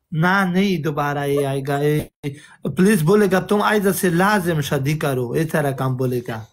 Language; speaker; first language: Hindi; non-native, local second language; Pashto